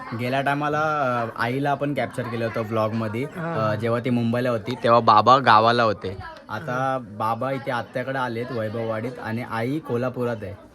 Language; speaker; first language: Marathi; native; Marathi